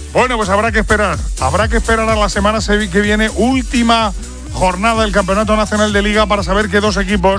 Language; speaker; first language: Spanish; native; Spanish